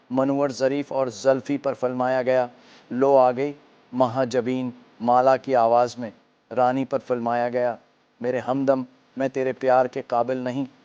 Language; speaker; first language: Urdu; native; Urdu